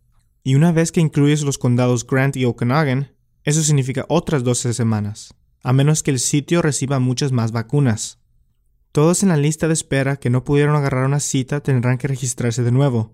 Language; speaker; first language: Spanish; native; Spanish